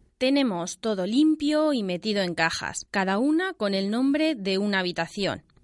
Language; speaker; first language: Spanish; native; Spanish